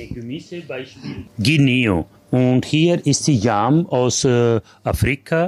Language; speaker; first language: German; non-native, learner; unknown